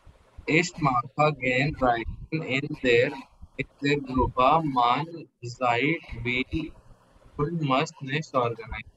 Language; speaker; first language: German; non-native, learner; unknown